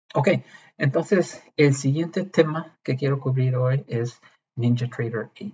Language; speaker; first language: Spanish; early bilingual, heritage; Spanish